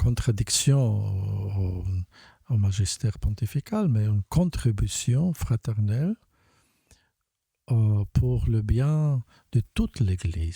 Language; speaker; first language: French; non-native, fluent; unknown